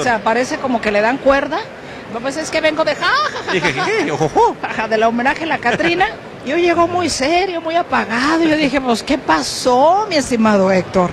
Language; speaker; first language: Spanish; native; Spanish